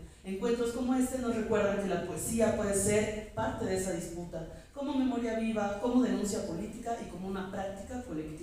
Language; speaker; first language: Spanish; native; Spanish